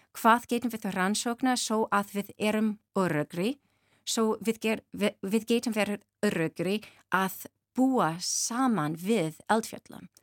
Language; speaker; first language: Icelandic; non-native, learner; English